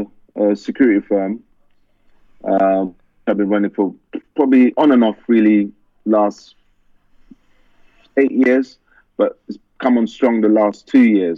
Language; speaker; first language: English; early bilingual, other home language; French